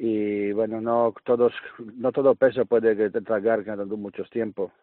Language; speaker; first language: Spanish; non-native, learner; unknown